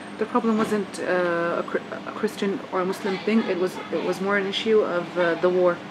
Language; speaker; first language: English; non-native, fluent; Arabic